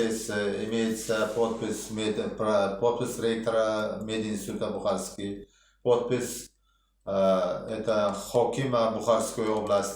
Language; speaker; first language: Russian; non-native, local second language; Uzbek